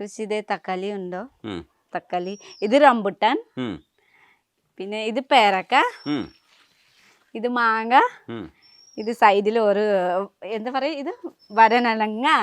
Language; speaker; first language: Malayalam; non-native, learner; Nepali